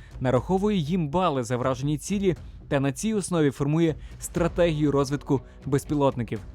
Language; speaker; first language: Ukrainian; native; Ukrainian